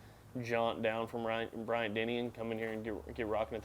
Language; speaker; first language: English; native; English